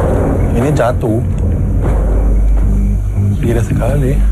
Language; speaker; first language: Indonesian; non-native, fluent; English